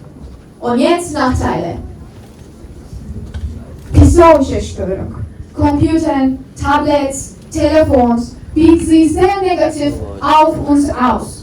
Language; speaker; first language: German; non-native, learner; Turkish